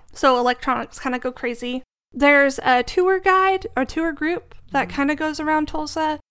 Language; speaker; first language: English; native; English